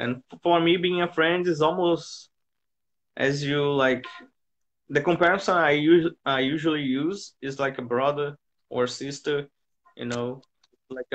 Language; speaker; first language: English; non-native, fluent; Portuguese